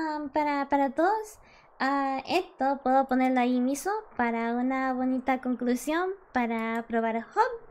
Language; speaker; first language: Spanish; non-native, learner; English